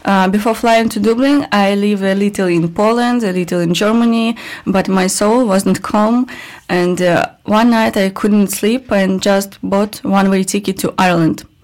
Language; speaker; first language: English; non-native, learner; Russian